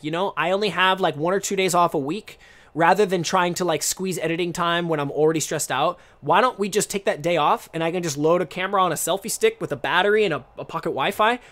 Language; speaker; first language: English; native; English